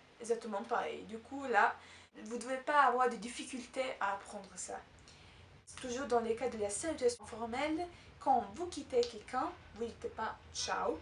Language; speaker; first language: French; non-native, fluent; Italian